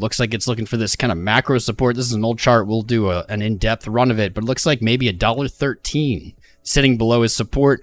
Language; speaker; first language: English; native; English